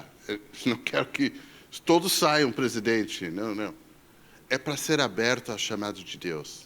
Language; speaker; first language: Portuguese; non-native, fluent; English